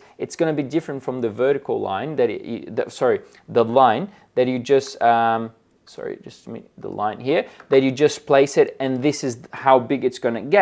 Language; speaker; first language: English; non-native, fluent; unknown